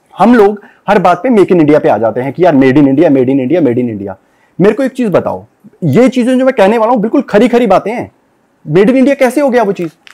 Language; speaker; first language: Hindi; non-native, local second language; Punjabi